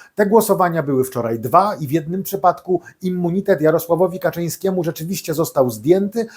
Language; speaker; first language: Polish; native; Polish